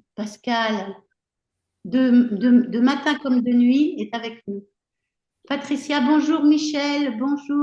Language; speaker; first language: French; native; French